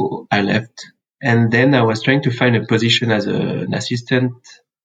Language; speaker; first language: English; non-native, fluent; French